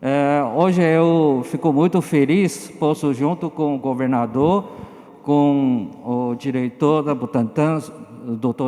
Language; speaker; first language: Portuguese; non-native, learner; Chinese